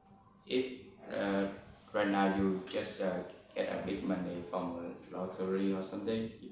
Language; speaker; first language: English; non-native, learner; Vietnamese